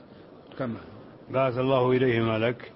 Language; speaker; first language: Arabic; native; Arabic